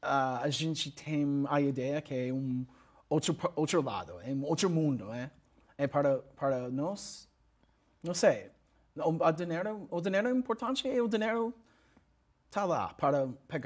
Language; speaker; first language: Portuguese; non-native, learner; English